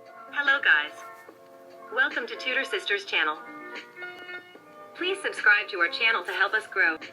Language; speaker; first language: English; non-native, local second language; Nepali